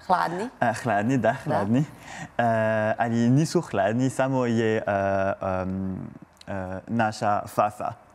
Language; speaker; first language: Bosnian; non-native, learner; French